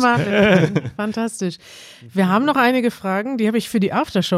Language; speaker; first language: German; native; German